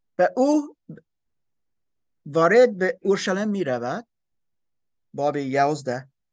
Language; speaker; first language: Persian; non-native, learner; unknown